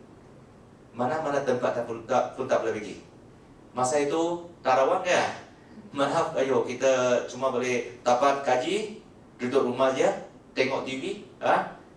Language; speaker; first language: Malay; non-native, local second language; Chinese